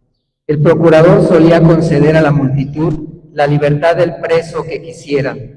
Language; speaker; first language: Spanish; native; Spanish